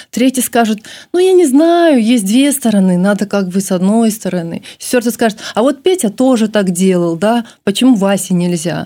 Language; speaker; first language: Russian; native; Russian